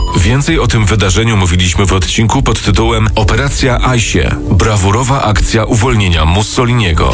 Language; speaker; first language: Polish; native; Polish